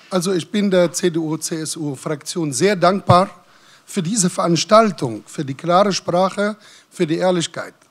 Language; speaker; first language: German; non-native, fluent; Arabic